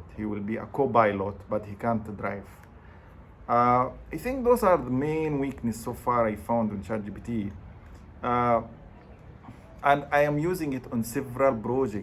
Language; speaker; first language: English; non-native, fluent; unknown